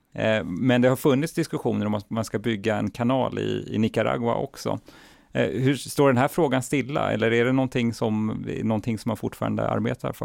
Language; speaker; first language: Swedish; native; Swedish